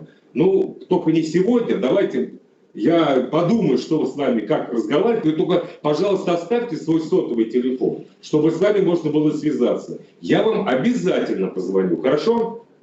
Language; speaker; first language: Russian; native; Russian